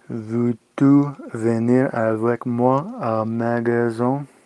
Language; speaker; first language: French; non-native, learner; English